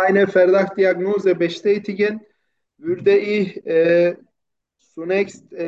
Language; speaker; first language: German; non-native, learner; Turkish